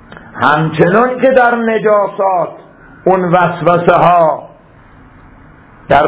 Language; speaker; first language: Persian; native; Persian